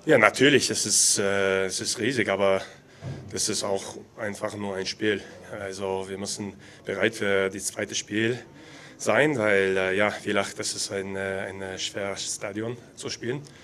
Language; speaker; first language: German; non-native, learner; English